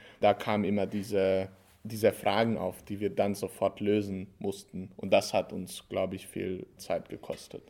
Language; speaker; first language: German; non-native, fluent; Hungarian